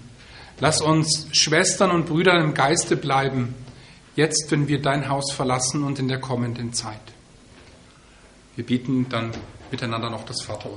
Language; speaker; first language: German; native; German